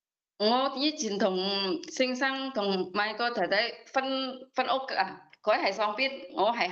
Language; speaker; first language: Cantonese; non-native, learner; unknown